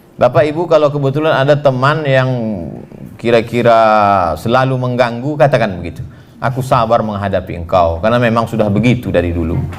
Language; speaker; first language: Indonesian; native; Indonesian